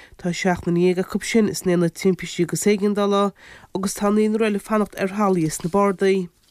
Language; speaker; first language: Irish; native; Irish